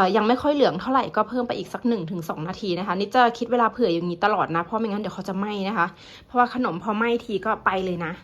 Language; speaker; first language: Thai; native; Thai